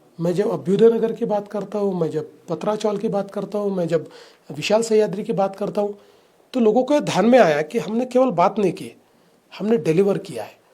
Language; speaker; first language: Hindi; non-native, local second language; Marathi